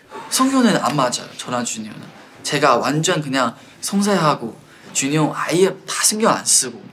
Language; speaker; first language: Korean; non-native, fluent; Chinese